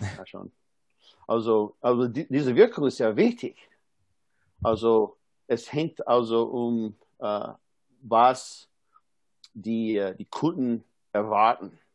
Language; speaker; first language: German; non-native, fluent; English